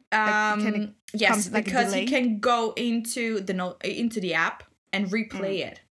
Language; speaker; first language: English; non-native, fluent; German